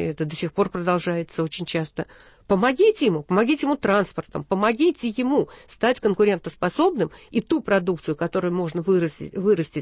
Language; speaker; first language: Russian; native; Russian